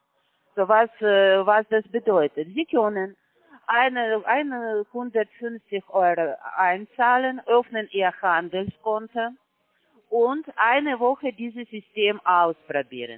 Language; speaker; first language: German; non-native, learner; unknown